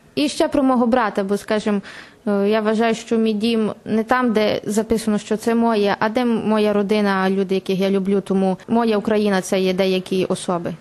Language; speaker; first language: Ukrainian; native; Ukrainian